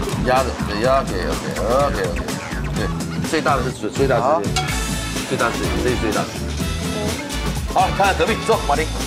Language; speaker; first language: Chinese; native; Chinese